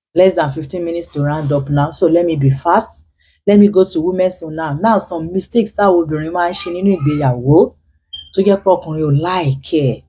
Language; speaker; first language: English; non-native, local second language; Yoruba